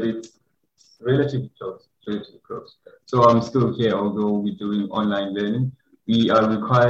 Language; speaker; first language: English; non-native, local second language; Xhosa